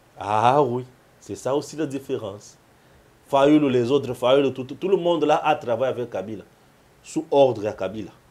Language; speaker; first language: French; non-native, local second language; Lingala